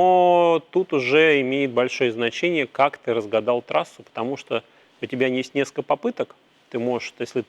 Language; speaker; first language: Russian; native; Russian